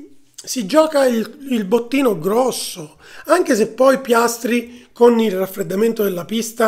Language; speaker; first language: Italian; native; Italian